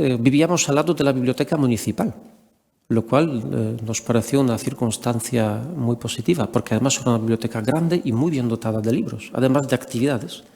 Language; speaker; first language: Spanish; non-native, fluent; Polish